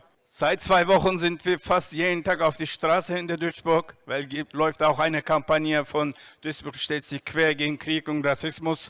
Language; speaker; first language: German; non-native, fluent; Turkish